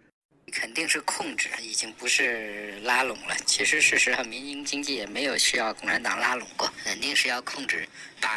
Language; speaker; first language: Chinese; native; Chinese